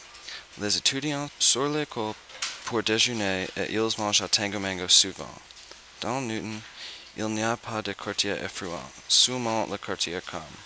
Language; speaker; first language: French; non-native, learner; English